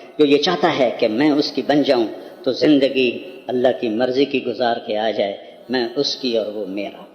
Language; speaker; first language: Urdu; non-native, local second language; Punjabi